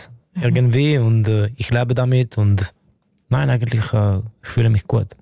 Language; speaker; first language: German; non-native, fluent; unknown